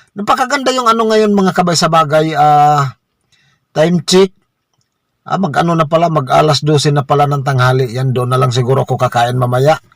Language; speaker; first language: Filipino; non-native, local second language; Cebuano